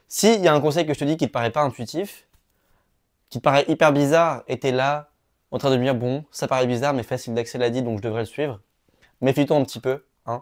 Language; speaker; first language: French; native; French